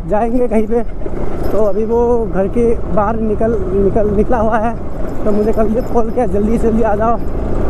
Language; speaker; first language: Hindi; non-native, local second language; Assamese